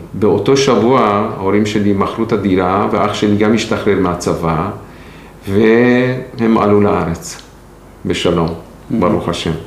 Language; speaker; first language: Hebrew; non-native, fluent; Persian